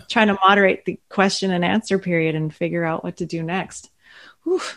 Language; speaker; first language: English; native; English